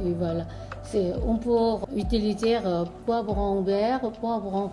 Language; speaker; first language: French; non-native, learner; Korean